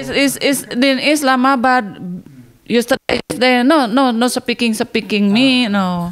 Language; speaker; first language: English; non-native, learner; Indonesian